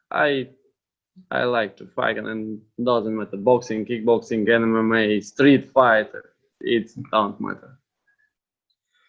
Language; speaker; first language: English; non-native, learner; Romanian